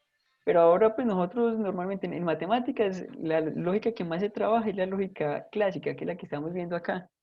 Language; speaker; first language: Spanish; native; Spanish